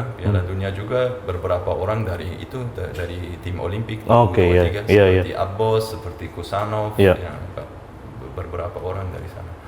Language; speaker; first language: Indonesian; non-native, fluent; Uzbek